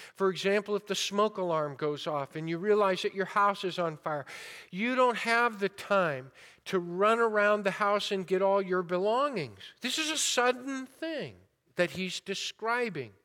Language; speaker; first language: English; native; English